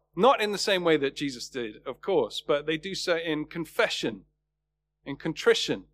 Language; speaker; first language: English; native; English